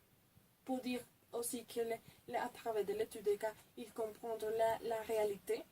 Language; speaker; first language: French; non-native, fluent; Spanish